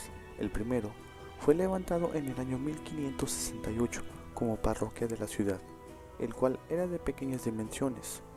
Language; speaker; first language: Spanish; native; Spanish